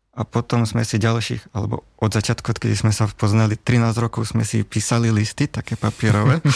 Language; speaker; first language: Slovak; native; Slovak